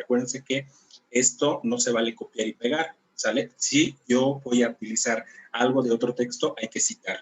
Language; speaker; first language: Spanish; native; Spanish